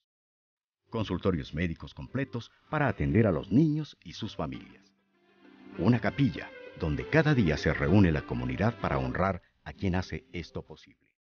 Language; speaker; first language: Spanish; native; Spanish